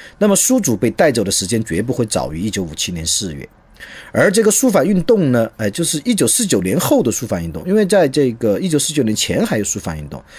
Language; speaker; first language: Chinese; native; Chinese